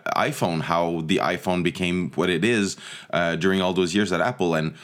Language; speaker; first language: English; native; English